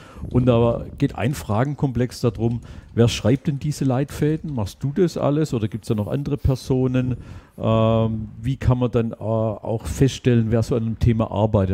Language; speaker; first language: German; native; German